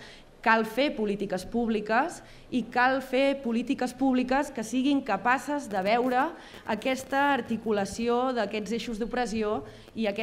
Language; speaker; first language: Catalan; native; Catalan